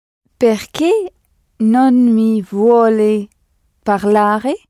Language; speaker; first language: Italian; non-native, learner; French